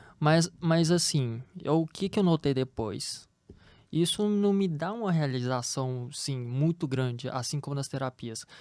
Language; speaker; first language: Portuguese; early bilingual, other home language; Chinese